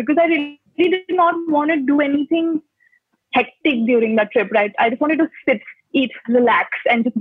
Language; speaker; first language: English; non-native, local second language; Hindi